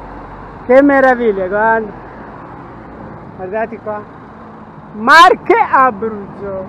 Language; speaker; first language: Italian; non-native, fluent; Arabic